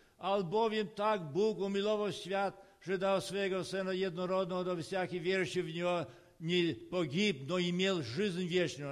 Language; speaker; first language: Ukrainian; early bilingual, heritage; Ukrainian